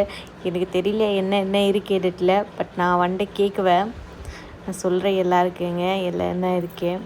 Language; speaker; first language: Tamil; non-native, learner; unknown